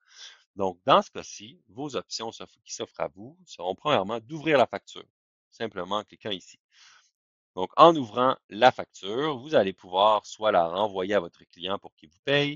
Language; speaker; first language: French; native; French